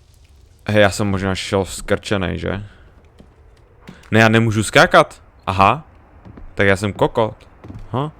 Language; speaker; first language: Czech; native; Czech